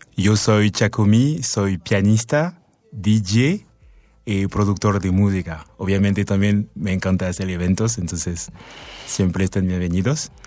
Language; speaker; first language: Spanish; non-native, fluent; French